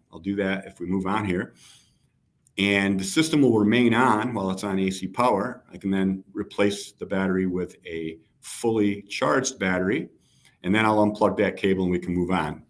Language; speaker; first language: English; native; English